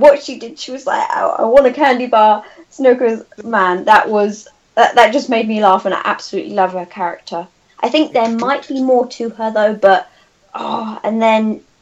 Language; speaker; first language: English; native; English